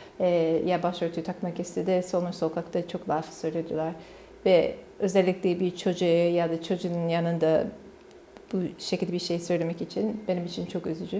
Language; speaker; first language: Turkish; non-native, learner; English